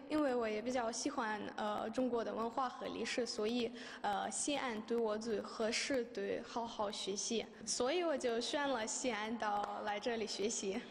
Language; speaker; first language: Chinese; non-native, learner; Ukrainian